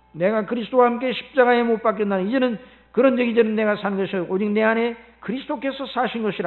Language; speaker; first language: Korean; native; Korean